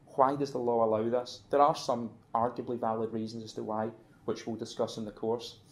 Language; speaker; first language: English; native; English